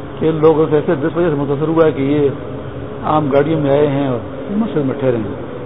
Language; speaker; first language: Urdu; non-native, local second language; Pashto